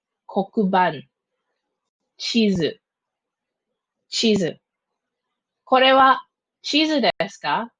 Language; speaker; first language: Japanese; non-native, fluent; English